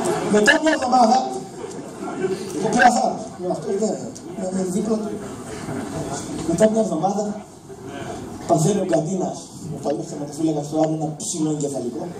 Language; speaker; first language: Greek; native; Greek